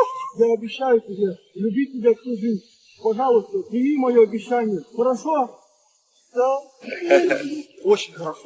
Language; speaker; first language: Russian; native; Russian